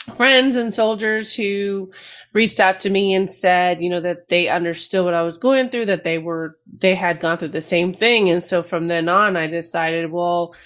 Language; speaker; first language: English; native; English